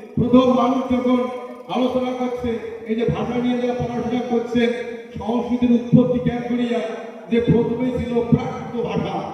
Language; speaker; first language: Bangla; non-native, local second language; Rangpuri